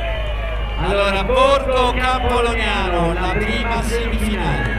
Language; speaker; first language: Italian; native; Italian